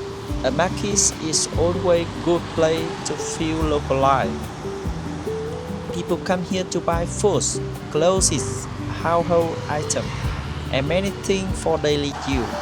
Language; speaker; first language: English; non-native, fluent; Vietnamese